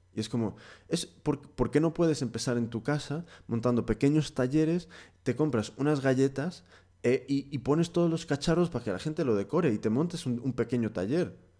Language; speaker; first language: Spanish; early bilingual, heritage; Spanish